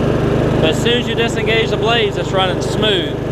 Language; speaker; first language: English; native; English